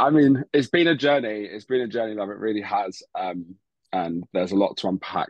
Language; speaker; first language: English; native; English